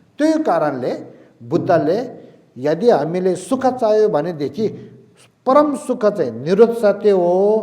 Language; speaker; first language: Nepali; non-native, local second language; Tibetan